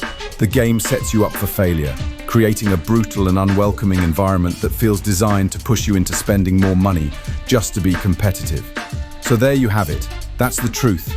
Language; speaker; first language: English; native; English